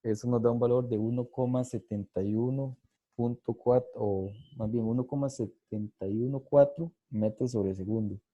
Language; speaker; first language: Spanish; native; Spanish